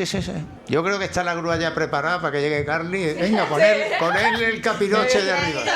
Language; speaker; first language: Spanish; native; Spanish